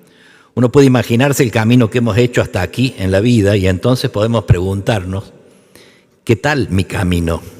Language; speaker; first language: Spanish; native; Spanish